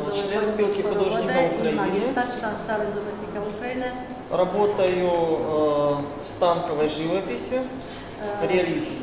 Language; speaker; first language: Russian; native; Russian